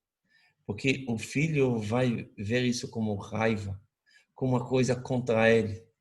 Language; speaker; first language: Portuguese; non-native, fluent; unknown